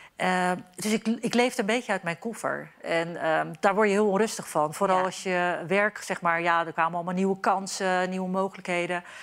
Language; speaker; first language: Dutch; early bilingual, other home language; Turkish